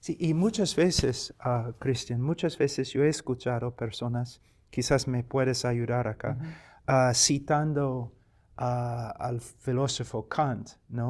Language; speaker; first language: Spanish; non-native, fluent; English